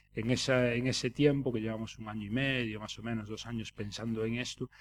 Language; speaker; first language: Spanish; native; Spanish